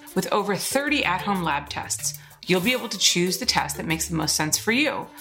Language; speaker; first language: English; native; English